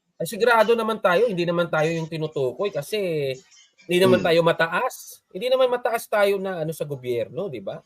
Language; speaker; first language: Filipino; native; Filipino